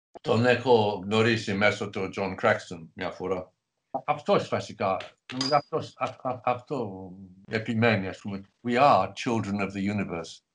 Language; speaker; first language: Greek; non-native, fluent; English